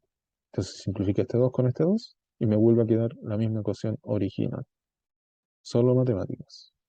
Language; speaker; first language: Spanish; native; Spanish